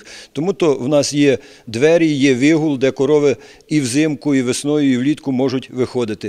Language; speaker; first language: Ukrainian; native; Ukrainian